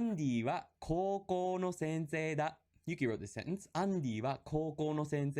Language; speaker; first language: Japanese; non-native, fluent; English